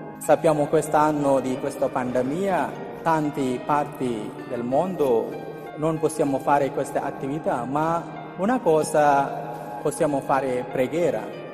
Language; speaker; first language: Italian; non-native, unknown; Telugu